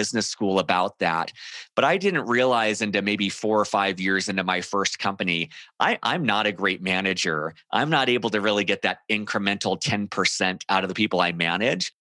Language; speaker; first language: English; native; English